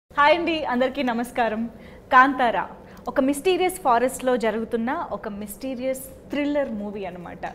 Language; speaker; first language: Telugu; native; Telugu